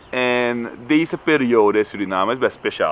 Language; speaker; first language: Dutch; native; Dutch